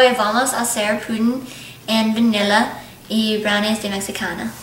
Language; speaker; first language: Spanish; non-native, learner; English